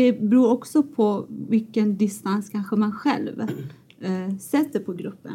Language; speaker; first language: Swedish; non-native, fluent; Persian